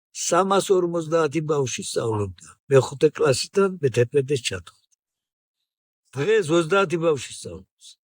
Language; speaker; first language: Georgian; non-native, local second language; Svan